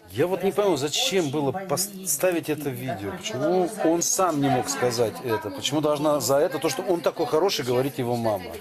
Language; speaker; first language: Russian; native; Russian